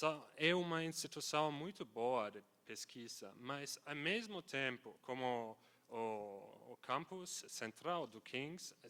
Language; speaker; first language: Portuguese; non-native, fluent; German